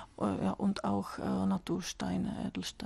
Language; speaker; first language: German; non-native, fluent; Czech